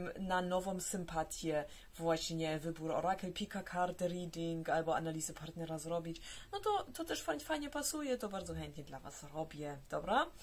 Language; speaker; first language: Polish; early bilingual, heritage; Polish